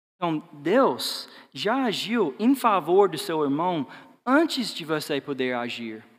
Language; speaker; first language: Portuguese; non-native, fluent; English